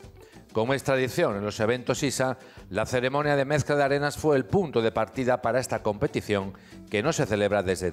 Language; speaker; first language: Spanish; native; Spanish